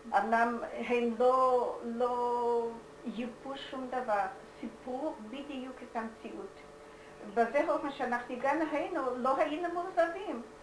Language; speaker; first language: Hebrew; non-native, fluent; Yiddish